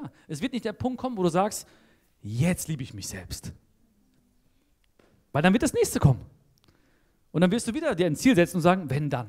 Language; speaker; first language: German; native; German